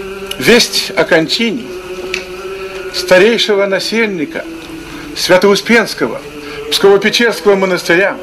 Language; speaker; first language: Russian; native; Russian